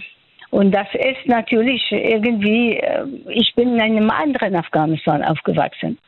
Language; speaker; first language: German; non-native, fluent; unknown